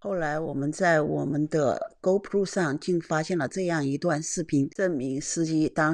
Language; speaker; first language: Chinese; native; Chinese